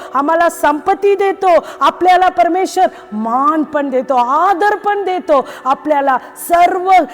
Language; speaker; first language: Marathi; non-native, local second language; Tamil